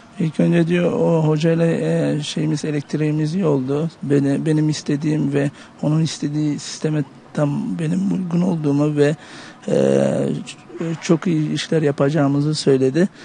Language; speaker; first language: Turkish; early bilingual, heritage; Turkish